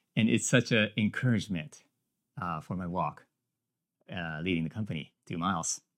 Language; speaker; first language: English; non-native, fluent; Japanese